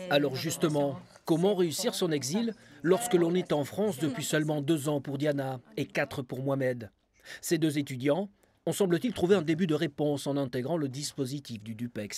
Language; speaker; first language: French; native; French